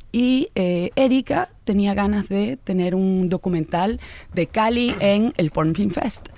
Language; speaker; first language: Spanish; native; Spanish